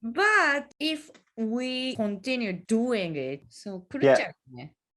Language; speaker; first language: English; non-native, learner; Japanese